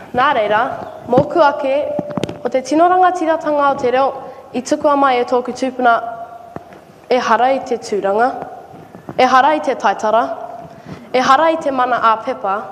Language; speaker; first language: Māori; native; Māori